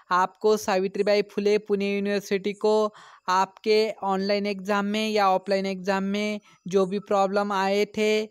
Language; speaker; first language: Hindi; non-native, local second language; Marathi